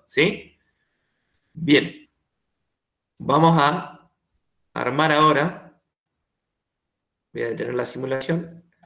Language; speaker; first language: Spanish; native; Spanish